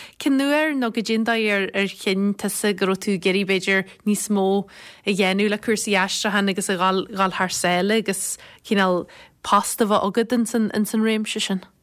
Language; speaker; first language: Irish; native; Irish